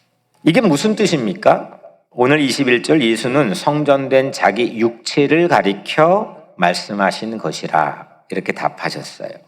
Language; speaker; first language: Korean; native; Korean